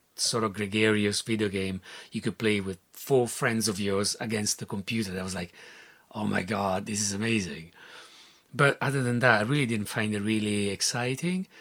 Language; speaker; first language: English; non-native, fluent; Italian